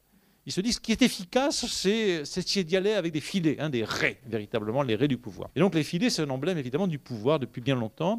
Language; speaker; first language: French; native; French